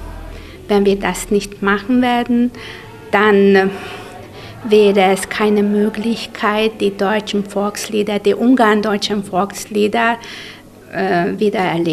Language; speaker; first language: German; non-native, local second language; Hungarian